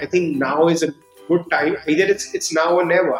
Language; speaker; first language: English; non-native, local second language; Hindi